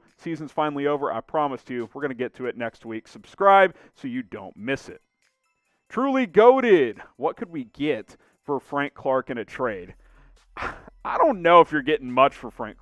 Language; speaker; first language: English; native; English